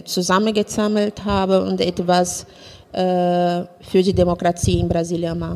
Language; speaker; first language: German; non-native, fluent; Portuguese